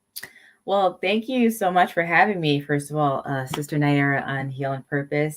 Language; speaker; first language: English; native; English